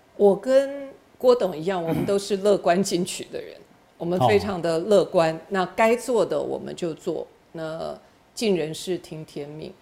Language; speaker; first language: Chinese; native; Chinese